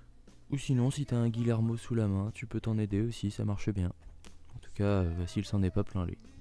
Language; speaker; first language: French; native; French